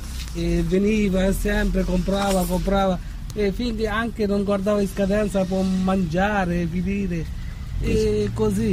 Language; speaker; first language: Italian; non-native, learner; Bangla